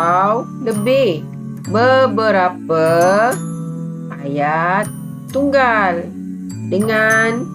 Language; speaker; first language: Malay; native; Malay